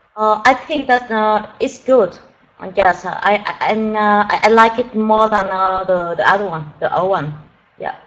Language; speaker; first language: English; non-native, learner; Vietnamese